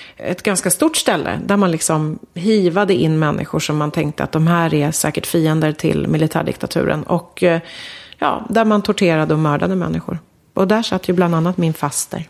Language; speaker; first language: Swedish; early bilingual, other home language; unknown